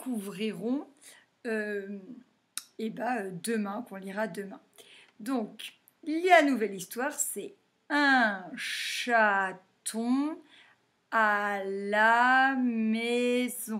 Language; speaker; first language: French; native; French